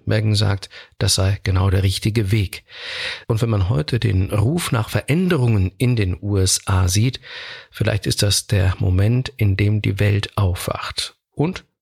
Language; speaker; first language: German; native; German